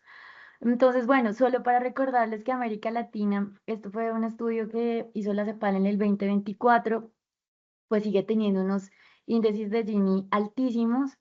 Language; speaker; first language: Spanish; native; Spanish